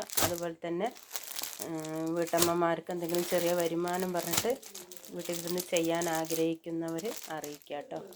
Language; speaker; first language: Malayalam; native; Malayalam